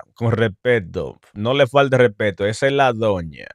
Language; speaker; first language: Spanish; early bilingual, heritage; Spanish